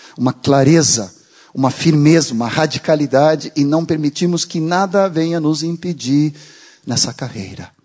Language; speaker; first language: Portuguese; non-native, fluent; Swedish